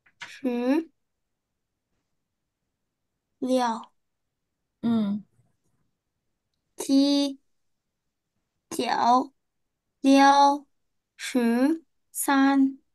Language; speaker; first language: Chinese; non-native, learner; Vietnamese